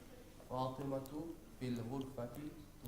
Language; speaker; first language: Arabic; non-native, learner; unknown